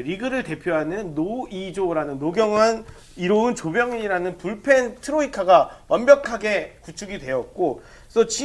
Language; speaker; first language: Korean; native; Korean